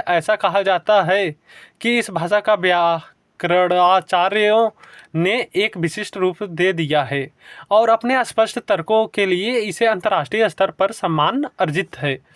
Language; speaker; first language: Hindi; native; Hindi